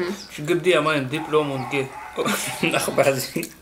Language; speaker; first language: German; non-native, learner; Arabic